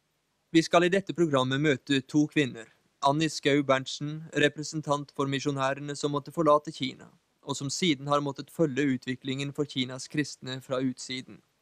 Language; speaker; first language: Norwegian; native; Norwegian